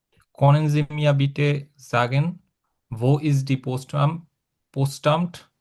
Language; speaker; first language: German; non-native, learner; Bangla